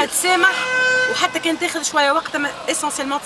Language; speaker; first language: Arabic; native; Arabic